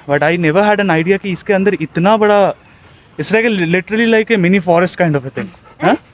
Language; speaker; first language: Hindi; non-native, local second language; Bangla